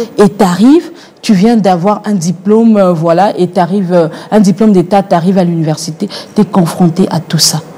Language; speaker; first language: French; non-native, local second language; Lingala